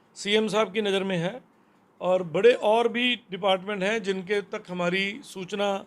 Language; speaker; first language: Hindi; non-native, local second language; Punjabi